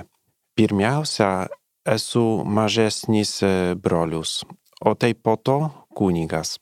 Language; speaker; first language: Lithuanian; non-native, learner; Polish